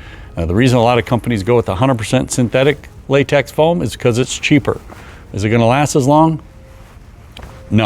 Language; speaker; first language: English; native; English